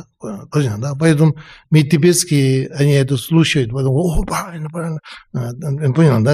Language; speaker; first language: Russian; non-native, learner; Tibetan